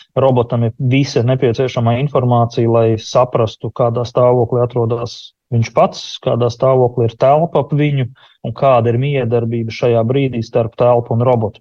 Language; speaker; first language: Latvian; native; Latvian